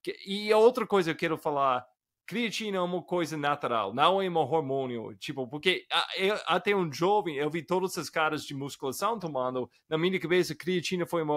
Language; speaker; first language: Portuguese; non-native, fluent; English